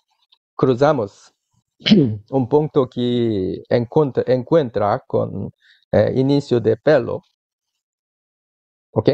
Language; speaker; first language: Spanish; non-native, learner; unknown